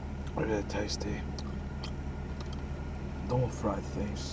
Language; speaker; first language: English; non-native, fluent; Dutch